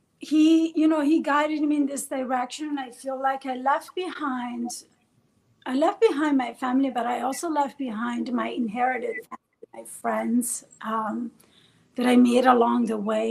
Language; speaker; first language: English; non-native, fluent; Persian